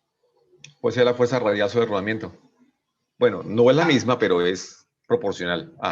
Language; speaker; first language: Spanish; native; Spanish